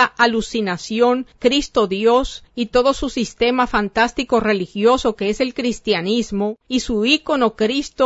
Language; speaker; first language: Spanish; native; Spanish